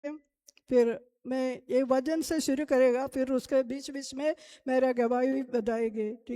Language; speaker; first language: Hindi; non-native, local second language; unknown